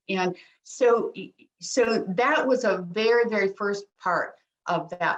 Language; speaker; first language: English; native; English